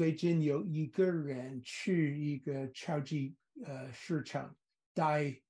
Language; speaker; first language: Chinese; non-native, fluent; English